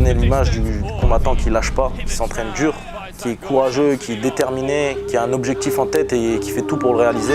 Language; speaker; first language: French; early bilingual, other home language; Chechen